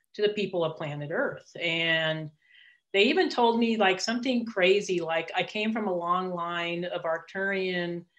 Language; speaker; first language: English; early bilingual, other home language; Italian